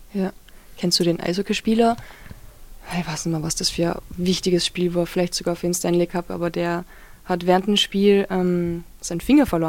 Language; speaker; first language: German; native; German